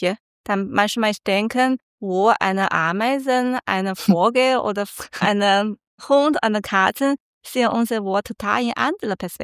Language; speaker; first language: German; non-native, learner; Chinese